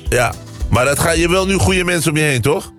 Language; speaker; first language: Dutch; native; Dutch